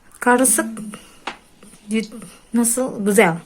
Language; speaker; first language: Turkish; non-native, learner; Indonesian